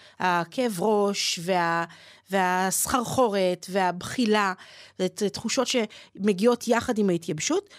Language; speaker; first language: Hebrew; native; Hebrew